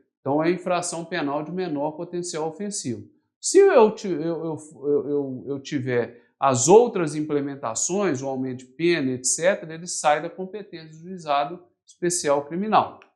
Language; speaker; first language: Portuguese; native; Portuguese